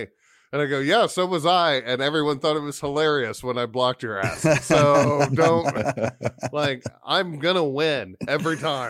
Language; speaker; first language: English; native; English